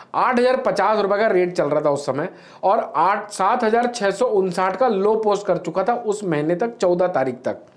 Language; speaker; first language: Hindi; native; Hindi